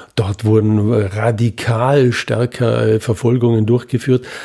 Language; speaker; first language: German; native; German